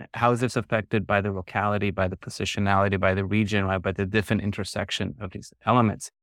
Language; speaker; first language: English; early bilingual, other home language; Spanish